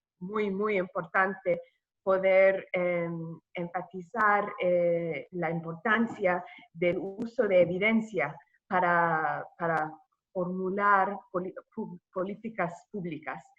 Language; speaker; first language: Spanish; non-native, fluent; English